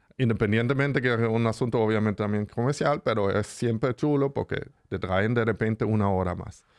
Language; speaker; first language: Spanish; non-native, fluent; German